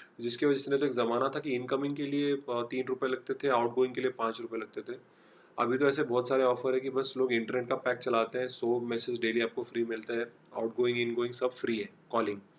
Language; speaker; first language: Hindi; non-native, local second language; Marathi